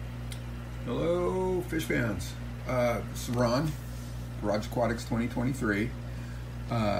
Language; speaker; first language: English; native; English